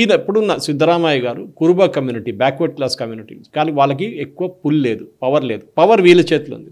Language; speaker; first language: Telugu; non-native, local second language; Malayalam